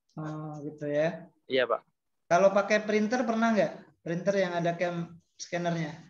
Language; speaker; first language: Indonesian; native; Indonesian